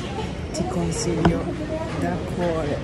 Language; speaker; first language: Italian; non-native, learner; Japanese